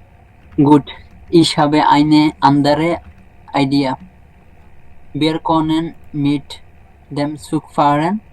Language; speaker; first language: German; non-native, learner; Bangla